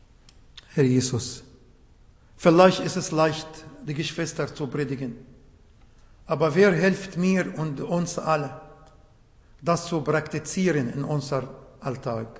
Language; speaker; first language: German; non-native, fluent; Arabic